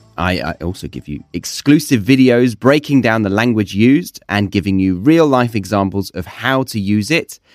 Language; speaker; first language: English; native; English